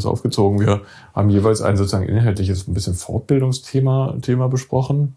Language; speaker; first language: German; native; German